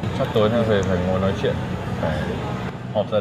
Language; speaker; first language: Vietnamese; native; Vietnamese